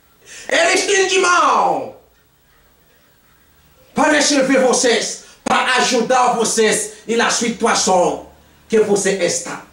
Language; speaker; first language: Portuguese; non-native, learner; Haitian Creole